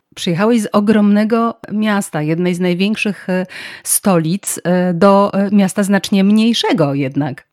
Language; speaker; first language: Polish; native; Polish